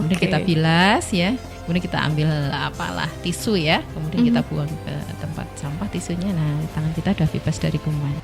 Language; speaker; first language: Indonesian; native; Indonesian